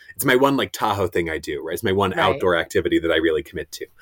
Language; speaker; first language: English; native; English